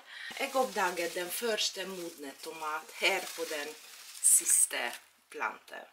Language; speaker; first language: Swedish; non-native, learner; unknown